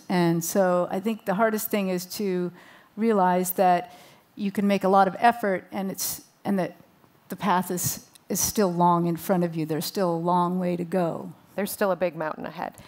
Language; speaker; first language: English; native; English